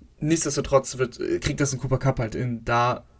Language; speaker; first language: German; native; German